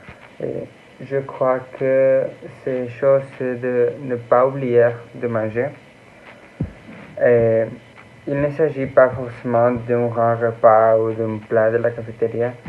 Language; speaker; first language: French; non-native, learner; Spanish